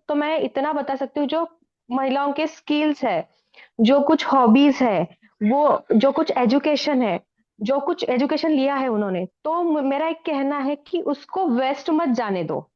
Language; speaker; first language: Hindi; non-native, local second language; Marathi